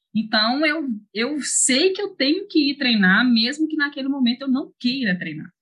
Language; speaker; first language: Portuguese; native; Portuguese